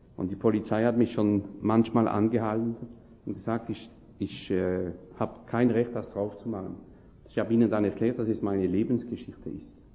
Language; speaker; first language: German; non-native, fluent; French